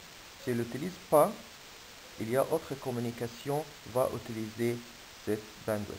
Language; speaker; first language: French; non-native, fluent; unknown